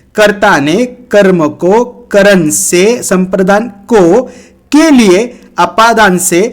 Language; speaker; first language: Hindi; non-native, local second language; Marathi